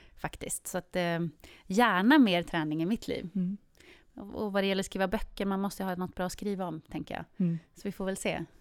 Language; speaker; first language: Swedish; native; Swedish